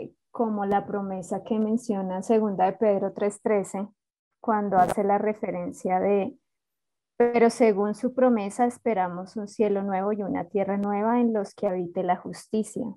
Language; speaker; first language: Spanish; native; Spanish